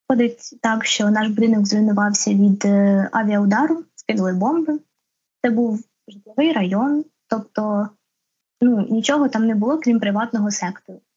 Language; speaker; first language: Ukrainian; native; Ukrainian